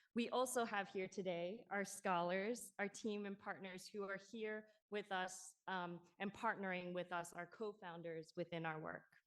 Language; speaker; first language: English; non-native, local second language; Cantonese